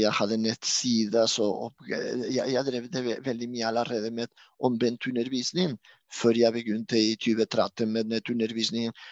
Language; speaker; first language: Norwegian; non-native, fluent; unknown